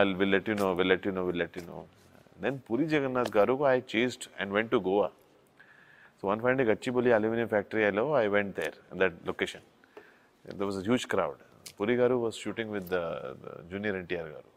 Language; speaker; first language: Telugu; non-native, learner; Hindi